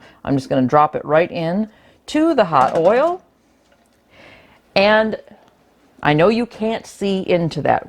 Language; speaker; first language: English; native; English